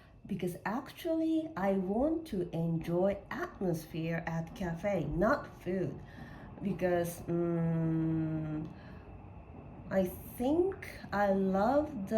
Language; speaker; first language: English; non-native, learner; Japanese